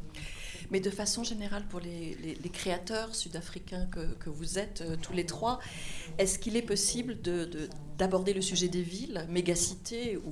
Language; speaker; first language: French; native; French